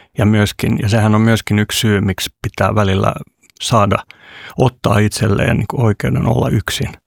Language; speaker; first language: Finnish; non-native, local second language; Swedish